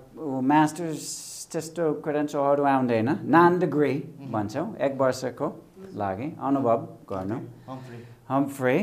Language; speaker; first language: Nepali; non-native, fluent; English